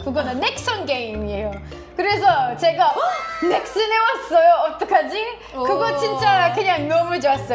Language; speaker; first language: Korean; non-native, fluent; English